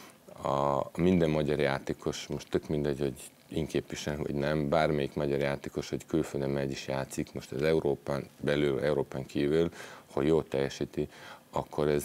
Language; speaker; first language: Hungarian; non-native, fluent; Serbian